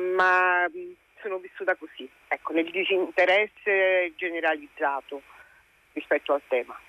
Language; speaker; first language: Italian; native; Italian